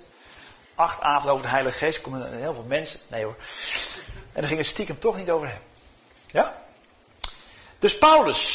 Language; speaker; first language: Dutch; native; Dutch